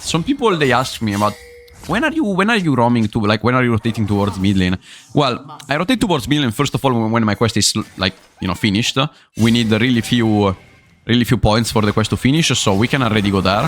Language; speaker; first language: English; non-native, fluent; Italian